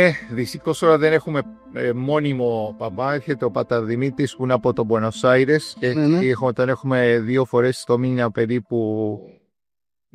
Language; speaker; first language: Greek; early bilingual, heritage; Greek